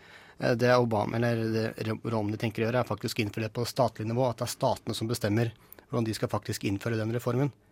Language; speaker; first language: Norwegian; native; Norwegian